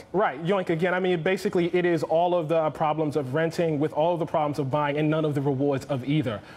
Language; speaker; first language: English; native; English